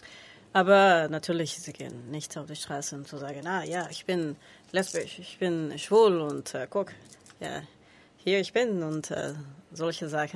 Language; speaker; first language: German; non-native, learner; Spanish